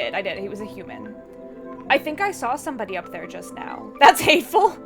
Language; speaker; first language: English; native; English